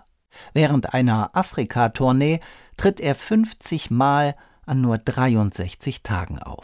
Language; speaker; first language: German; native; German